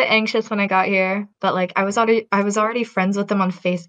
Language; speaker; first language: English; native; English